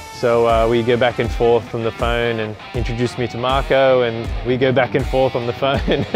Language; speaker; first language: English; native; English